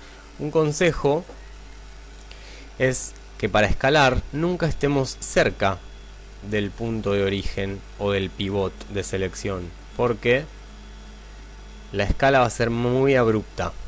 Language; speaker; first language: Spanish; native; Spanish